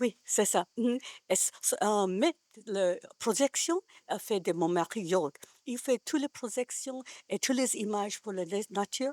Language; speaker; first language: French; non-native, learner; Japanese